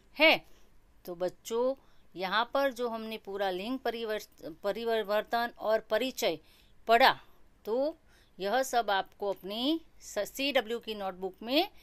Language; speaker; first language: Hindi; non-native, local second language; Gujarati